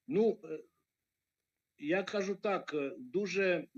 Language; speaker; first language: Ukrainian; non-native, fluent; Georgian